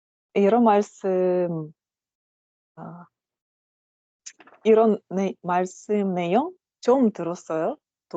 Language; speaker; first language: Korean; non-native, learner; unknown